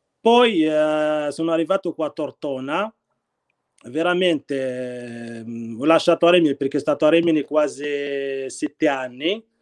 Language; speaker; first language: Italian; non-native, fluent; Arabic